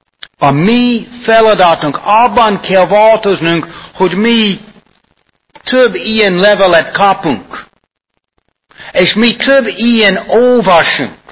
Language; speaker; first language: Hungarian; non-native, fluent; English